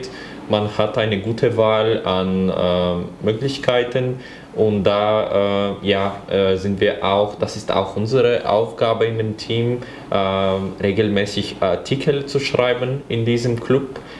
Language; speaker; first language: German; non-native, fluent; Bulgarian